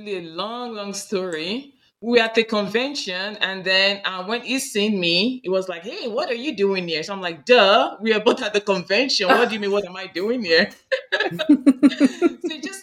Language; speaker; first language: English; non-native, local second language; Yoruba